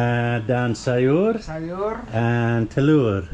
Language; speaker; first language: Indonesian; non-native, learner; English